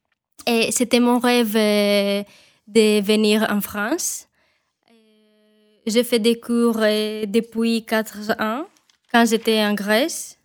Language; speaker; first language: French; non-native, fluent; Greek